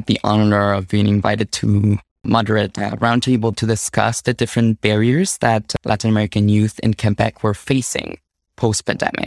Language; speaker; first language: English; non-native, fluent; Spanish